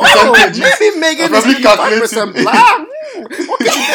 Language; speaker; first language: English; non-native, local second language; Yoruba